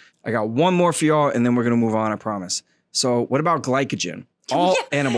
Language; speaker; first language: English; native; English